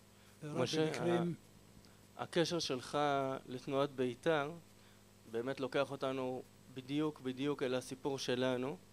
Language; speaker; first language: Hebrew; native; Hebrew